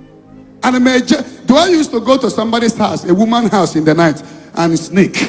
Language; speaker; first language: English; non-native, local second language; Igbo